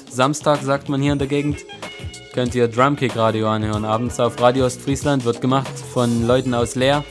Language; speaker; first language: German; native; German